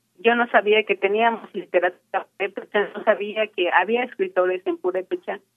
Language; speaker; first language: Spanish; non-native, local second language; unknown